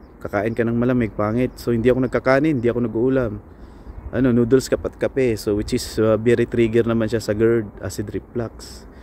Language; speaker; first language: Filipino; native; Filipino